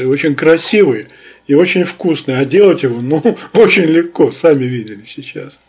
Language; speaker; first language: Russian; native; Russian